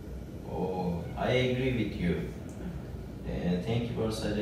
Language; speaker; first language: English; non-native, learner; Turkish